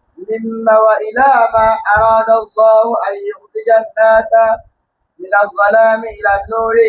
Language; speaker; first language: Arabic; non-native, learner; Bangla